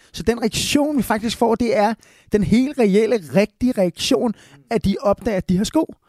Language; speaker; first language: Danish; early bilingual, other home language; Spanish